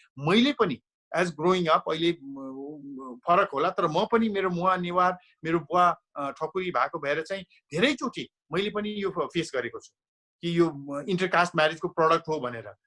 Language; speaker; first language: Nepali; native; Nepali